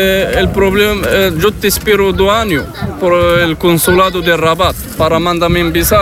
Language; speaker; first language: Spanish; non-native, learner; Arabic